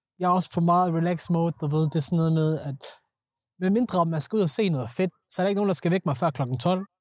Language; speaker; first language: Danish; early bilingual, other home language; Somali